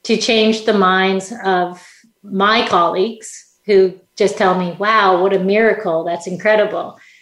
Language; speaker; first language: English; native; English